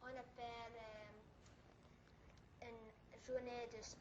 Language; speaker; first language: French; non-native, local second language; English